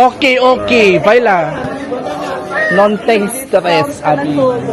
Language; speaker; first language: Portuguese; non-native, learner; Filipino